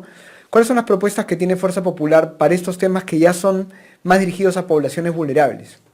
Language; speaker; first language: Spanish; native; Spanish